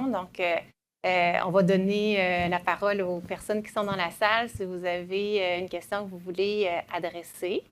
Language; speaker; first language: French; native; French